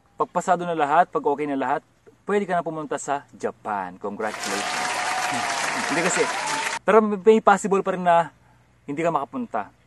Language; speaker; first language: Filipino; native; Filipino